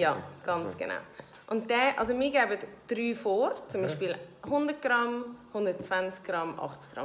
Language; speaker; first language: German; native; German